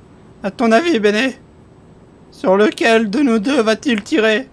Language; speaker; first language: French; native; French